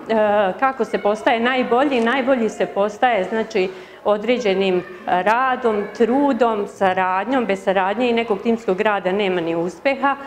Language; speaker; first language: Serbian; native; Serbian